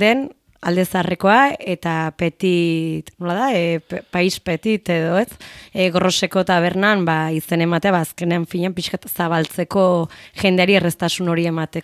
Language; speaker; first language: Basque; native; Basque